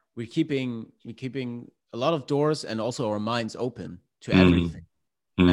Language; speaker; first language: English; non-native, fluent; German